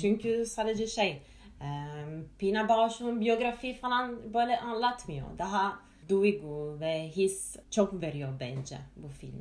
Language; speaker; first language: Turkish; non-native, fluent; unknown